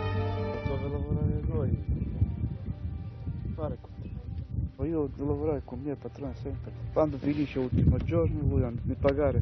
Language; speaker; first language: Italian; non-native, learner; Bulgarian